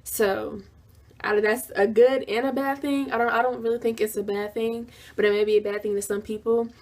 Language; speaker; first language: English; native; English